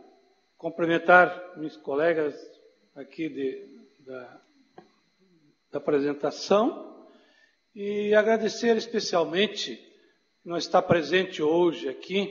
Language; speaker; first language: Portuguese; non-native, fluent; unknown